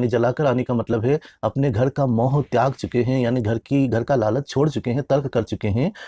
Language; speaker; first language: Hindi; native; Hindi